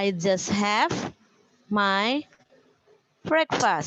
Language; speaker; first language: English; non-native, fluent; Indonesian